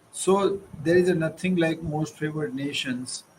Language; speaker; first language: English; non-native, local second language; Gujarati